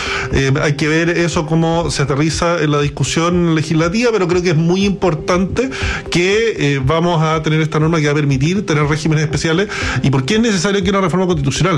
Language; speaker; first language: Spanish; native; Spanish